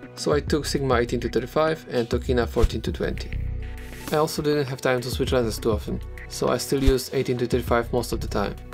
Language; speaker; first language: English; non-native, fluent; Polish